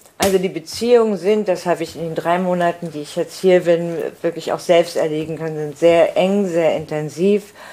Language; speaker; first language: German; native; German